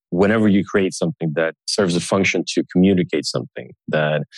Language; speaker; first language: English; early bilingual, other home language; Russian